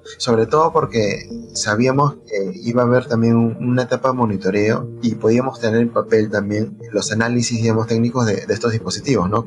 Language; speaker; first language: Spanish; native; Spanish